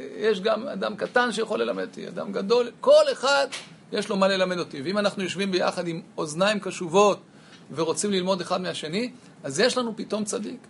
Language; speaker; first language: Hebrew; native; Hebrew